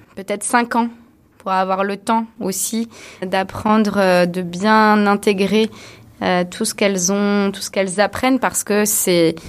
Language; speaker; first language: French; native; French